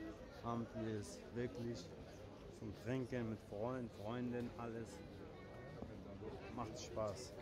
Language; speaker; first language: German; non-native, learner; Persian